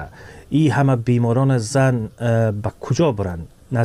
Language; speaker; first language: Persian; native; Persian